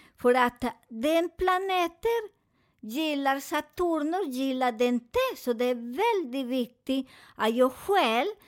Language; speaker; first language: Swedish; non-native, learner; Spanish